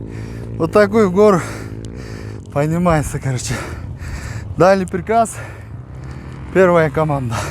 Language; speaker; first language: Russian; non-native, local second language; Kyrgyz